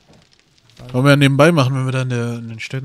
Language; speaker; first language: German; native; German